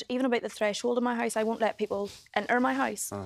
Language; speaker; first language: English; native; English